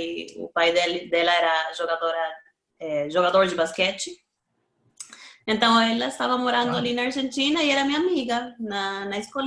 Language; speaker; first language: Portuguese; non-native, fluent; Spanish